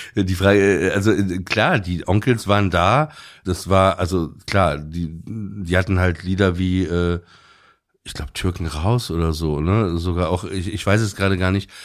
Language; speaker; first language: German; native; German